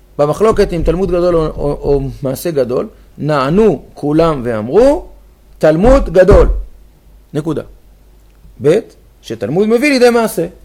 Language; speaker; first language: Hebrew; native; Hebrew